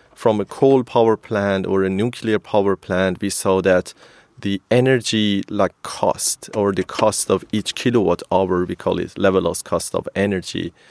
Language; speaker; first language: English; non-native, fluent; Persian